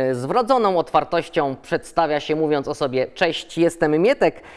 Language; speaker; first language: Polish; native; Polish